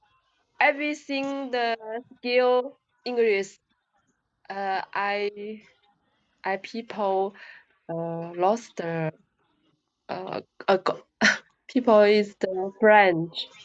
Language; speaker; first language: English; non-native, learner; Chinese